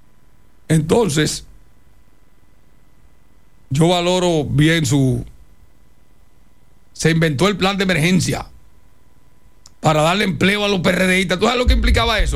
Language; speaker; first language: Spanish; native; Spanish